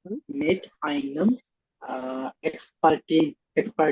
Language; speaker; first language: German; non-native, learner; Hindi